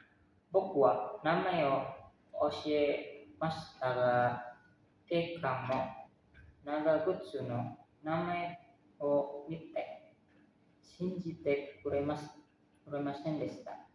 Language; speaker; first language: Japanese; non-native, learner; Indonesian